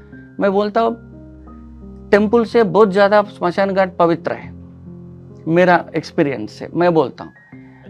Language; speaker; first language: Hindi; non-native, local second language; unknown